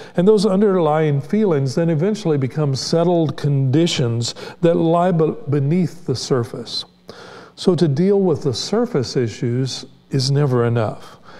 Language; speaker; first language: English; native; English